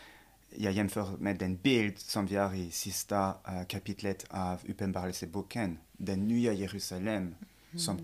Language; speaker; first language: Swedish; non-native, fluent; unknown